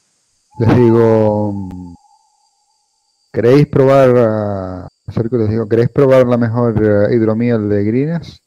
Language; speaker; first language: Spanish; native; Spanish